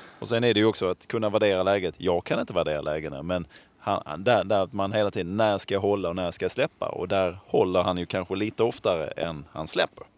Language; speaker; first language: Swedish; native; Swedish